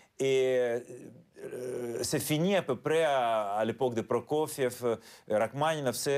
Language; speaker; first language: French; non-native, fluent; Russian